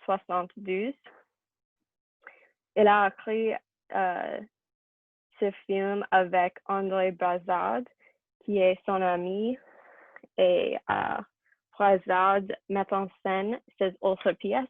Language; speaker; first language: French; non-native, learner; English